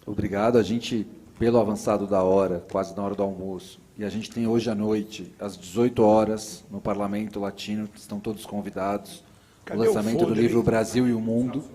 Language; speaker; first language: Portuguese; native; Portuguese